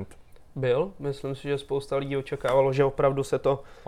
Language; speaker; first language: Czech; native; Czech